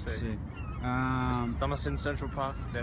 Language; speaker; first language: Spanish; non-native, fluent; English